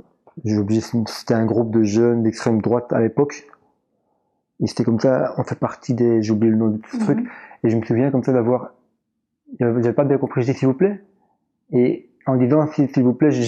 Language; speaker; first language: French; early bilingual, other home language; Arabic